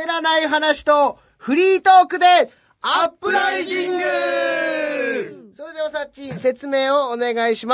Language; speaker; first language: Japanese; native; Japanese